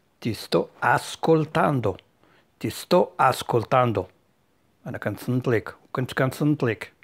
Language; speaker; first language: Italian; non-native, fluent; Arabic